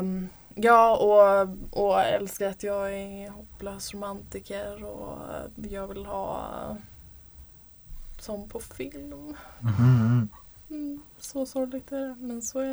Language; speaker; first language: Swedish; native; Swedish